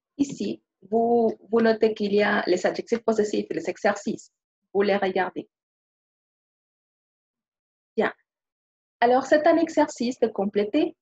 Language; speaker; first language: French; non-native, fluent; Spanish